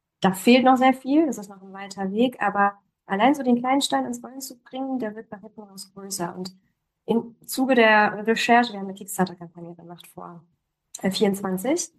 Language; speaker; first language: German; early bilingual, other home language; Polish